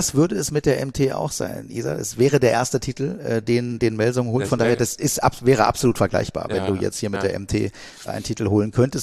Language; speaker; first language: German; native; German